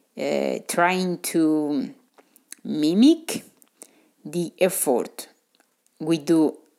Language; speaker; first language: English; non-native, fluent; Spanish